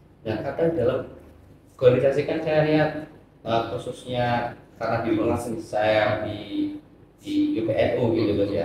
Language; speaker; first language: Indonesian; native; Indonesian